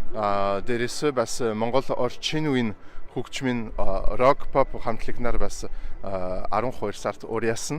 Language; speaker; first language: Mongolian; non-native, fluent; French